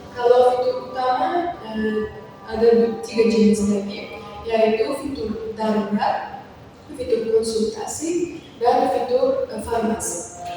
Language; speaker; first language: Indonesian; non-native, learner; Uzbek